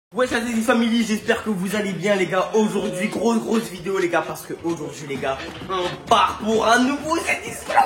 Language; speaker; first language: French; native; French